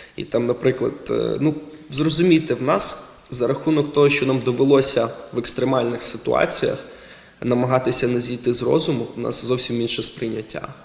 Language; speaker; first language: Ukrainian; non-native, local second language; Russian